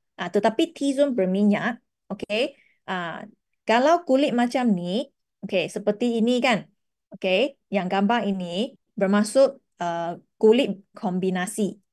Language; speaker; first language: Malay; non-native, local second language; Chinese